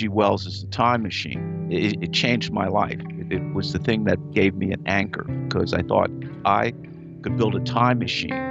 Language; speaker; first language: English; native; English